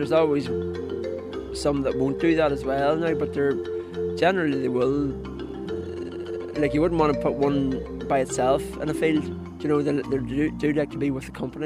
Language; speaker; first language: English; native; English